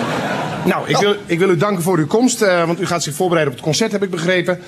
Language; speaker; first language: Dutch; native; Dutch